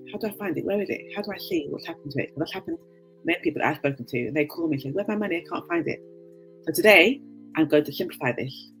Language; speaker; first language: English; native; English